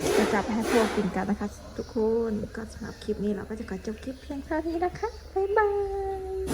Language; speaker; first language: Thai; non-native, local second language; Northern Khmer